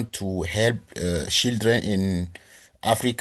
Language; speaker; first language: English; non-native, learner; French